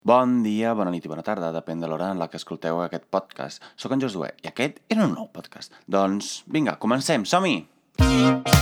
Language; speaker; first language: Catalan; non-native, fluent; Italian